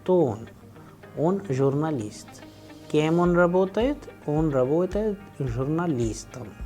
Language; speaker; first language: Russian; non-native, fluent; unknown